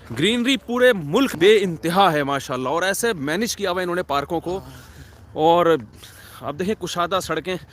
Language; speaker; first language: Urdu; native; Urdu